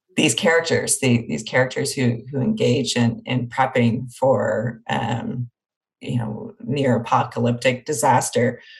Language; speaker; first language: English; native; English